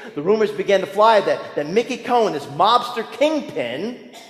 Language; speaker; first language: English; native; English